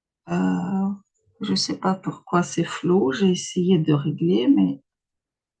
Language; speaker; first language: French; non-native, fluent; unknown